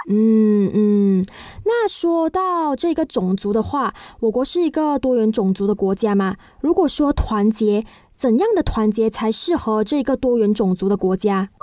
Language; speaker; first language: Chinese; native; Chinese